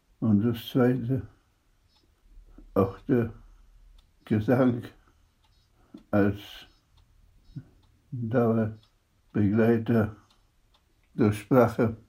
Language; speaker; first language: German; non-native, fluent; Polish